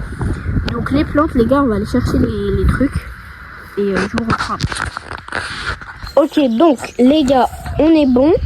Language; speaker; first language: French; native; French